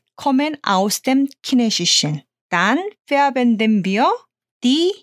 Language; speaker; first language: German; non-native, fluent; Korean